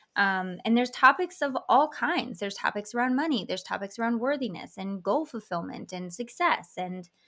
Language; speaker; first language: English; native; English